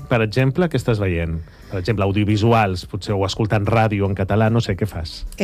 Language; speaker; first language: Catalan; native; Catalan